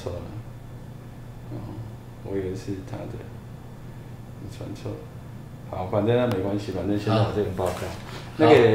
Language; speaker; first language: Chinese; native; Chinese